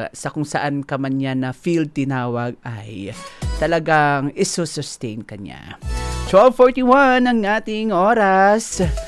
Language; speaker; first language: Filipino; non-native, local second language; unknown